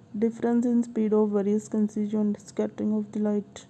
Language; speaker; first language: English; non-native, local second language; Punjabi